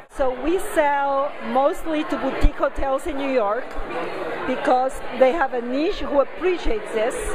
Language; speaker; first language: English; non-native, fluent; Spanish